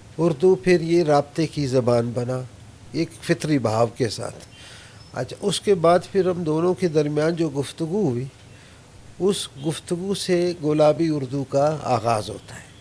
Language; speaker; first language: Urdu; non-native, local second language; Brahui